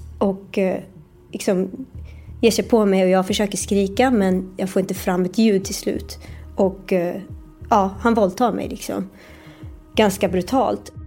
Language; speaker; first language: Swedish; early bilingual, other home language; Persian